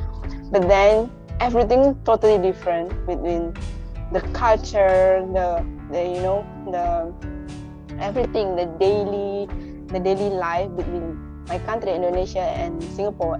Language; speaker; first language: English; non-native, local second language; Indonesian